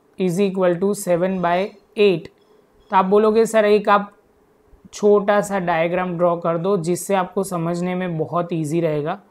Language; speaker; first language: Hindi; non-native, local second language; Gujarati